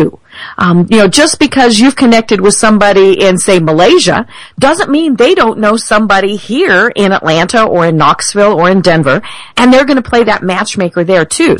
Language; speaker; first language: English; native; English